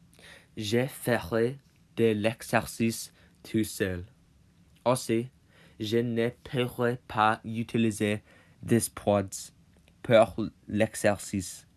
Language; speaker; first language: French; non-native, learner; English